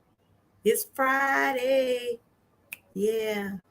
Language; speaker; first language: English; native; English